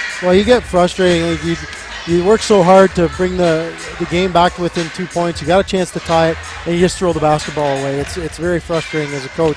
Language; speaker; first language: English; native; English